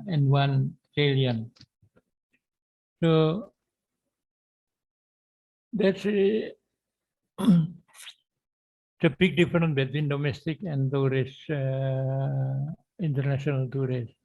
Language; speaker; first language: English; non-native, learner; Indonesian